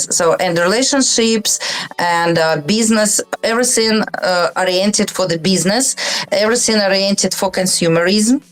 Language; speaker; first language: English; non-native, learner; Russian